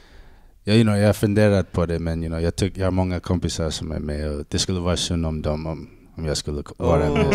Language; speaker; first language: Swedish; non-native, fluent; English